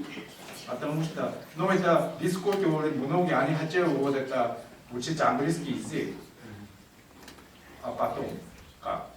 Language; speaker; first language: Russian; non-native, learner; Korean